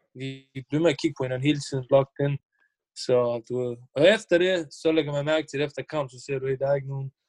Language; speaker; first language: Danish; early bilingual, other home language; Bosnian